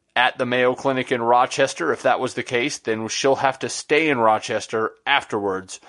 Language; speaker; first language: English; native; English